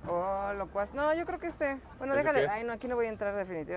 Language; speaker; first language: Spanish; native; Spanish